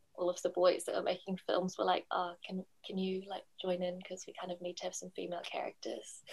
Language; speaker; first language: English; native; English